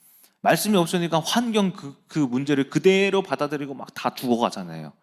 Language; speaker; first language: Korean; native; Korean